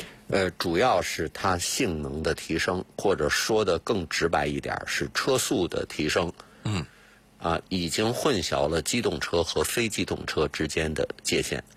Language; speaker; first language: Chinese; native; Chinese